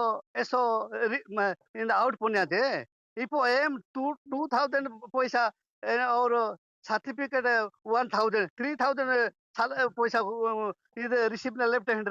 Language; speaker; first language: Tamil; non-native, learner; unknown